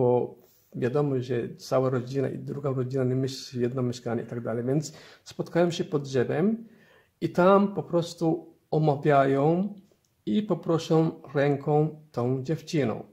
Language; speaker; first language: Polish; non-native, fluent; Somali